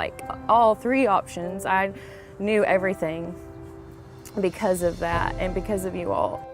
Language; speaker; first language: English; native; English